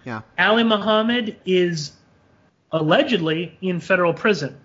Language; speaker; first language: English; native; English